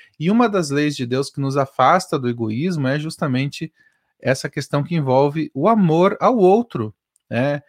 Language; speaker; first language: Portuguese; native; Portuguese